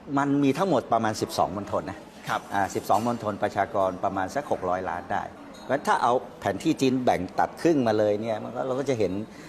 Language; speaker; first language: Thai; native; Thai